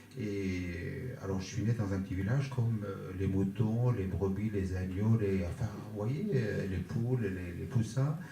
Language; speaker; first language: French; non-native, fluent; Kurdish